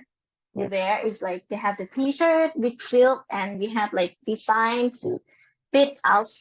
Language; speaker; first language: English; non-native, learner; Lao